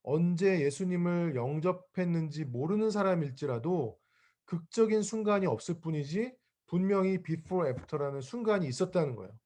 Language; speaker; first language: Korean; native; Korean